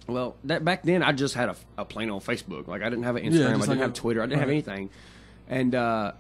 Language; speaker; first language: English; native; English